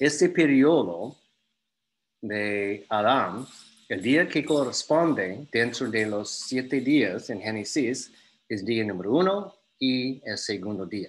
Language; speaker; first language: Spanish; non-native, fluent; English